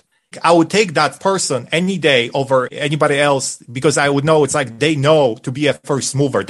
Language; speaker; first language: English; non-native, fluent; Polish